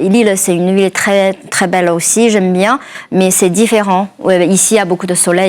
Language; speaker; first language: French; non-native, fluent; Chinese